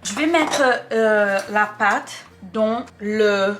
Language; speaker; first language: French; non-native, fluent; English